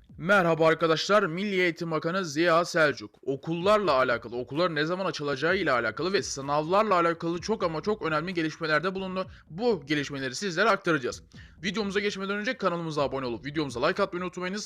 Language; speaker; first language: Turkish; native; Turkish